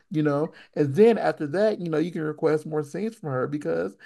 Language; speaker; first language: English; native; English